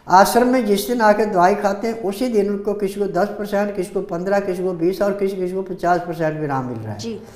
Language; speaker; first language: Hindi; native; Hindi